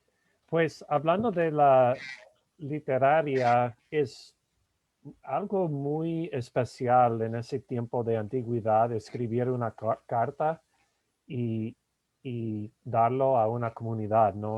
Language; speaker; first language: Spanish; non-native, fluent; English